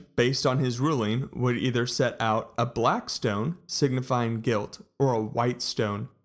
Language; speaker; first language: English; native; English